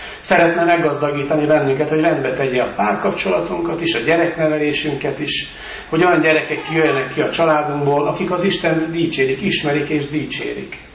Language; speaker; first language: Hungarian; native; Hungarian